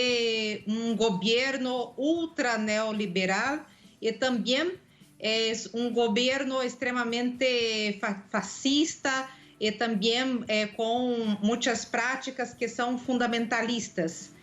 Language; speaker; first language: Portuguese; non-native, local second language; Spanish